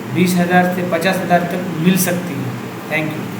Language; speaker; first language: Hindi; non-native, local second language; Marathi